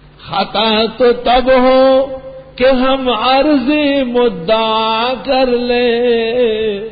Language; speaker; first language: Urdu; non-native, local second language; Pashto